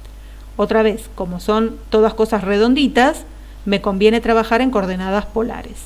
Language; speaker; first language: Spanish; native; Spanish